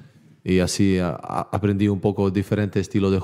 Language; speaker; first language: Spanish; non-native, learner; Bosnian